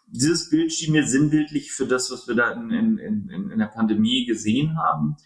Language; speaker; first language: German; native; German